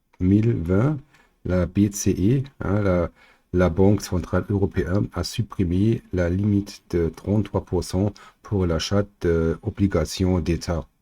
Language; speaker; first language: French; non-native, learner; German